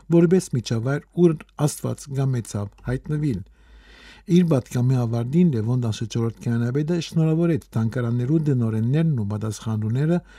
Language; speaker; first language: Armenian; early bilingual, heritage; Armenian